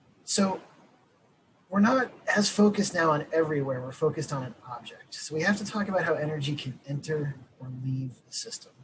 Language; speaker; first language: English; native; English